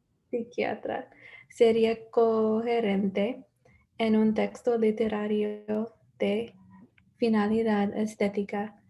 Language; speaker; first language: Spanish; non-native, learner; English